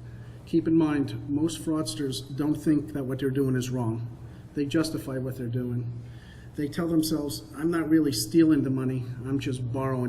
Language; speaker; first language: English; native; English